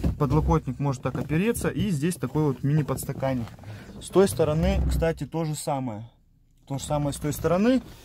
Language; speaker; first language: Russian; native; Russian